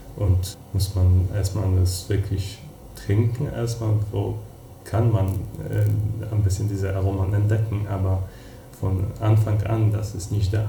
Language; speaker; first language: German; non-native, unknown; Polish